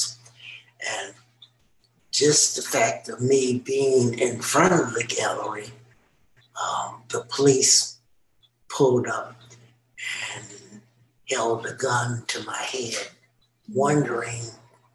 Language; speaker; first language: English; native; English